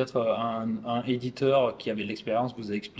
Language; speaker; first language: French; native; French